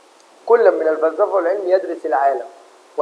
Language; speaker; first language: Arabic; native; Arabic